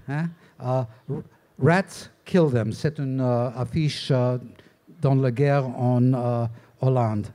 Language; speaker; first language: French; non-native, learner; English